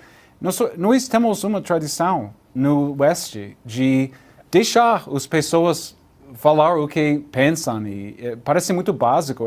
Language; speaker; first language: Portuguese; non-native, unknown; English